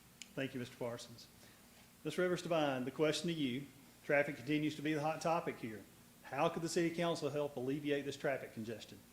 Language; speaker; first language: English; native; English